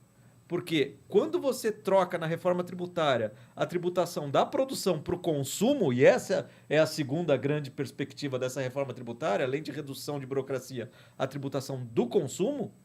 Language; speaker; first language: Portuguese; native; Portuguese